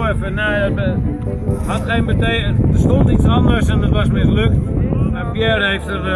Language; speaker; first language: Dutch; native; Dutch